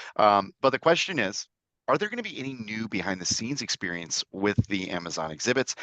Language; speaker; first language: English; native; English